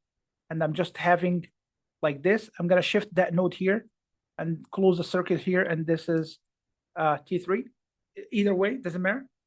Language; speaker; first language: English; non-native, fluent; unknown